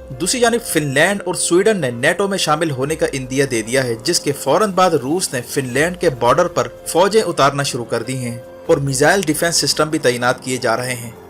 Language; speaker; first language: Urdu; native; Urdu